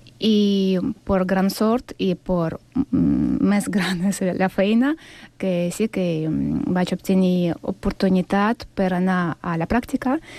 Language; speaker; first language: Catalan; non-native, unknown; Russian